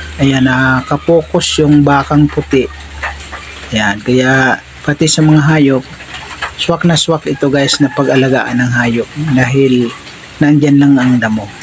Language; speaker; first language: Filipino; non-native, local second language; Bikol